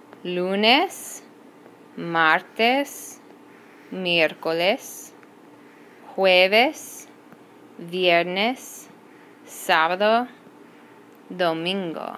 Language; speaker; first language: Spanish; non-native, fluent; English